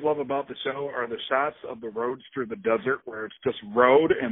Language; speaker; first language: English; native; English